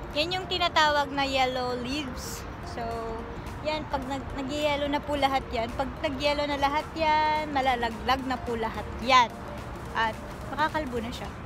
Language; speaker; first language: Filipino; native; Filipino